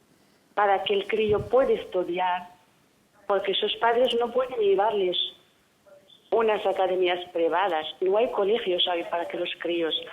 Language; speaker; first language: Spanish; non-native, fluent; Arabic